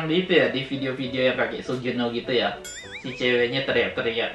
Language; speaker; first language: Indonesian; native; Indonesian